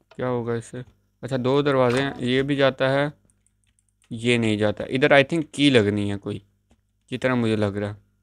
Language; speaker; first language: Hindi; native; Hindi